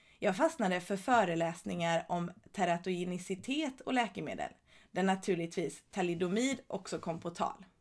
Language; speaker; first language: Swedish; native; Swedish